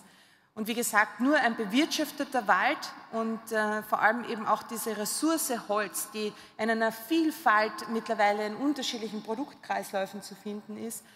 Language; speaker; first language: German; native; German